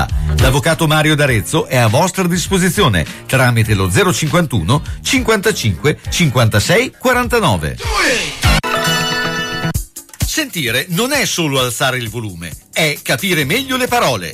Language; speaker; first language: Italian; native; Italian